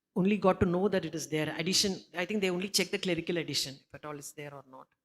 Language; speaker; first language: English; non-native, local second language; Malayalam